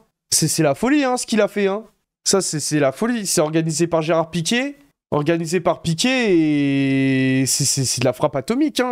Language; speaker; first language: French; native; French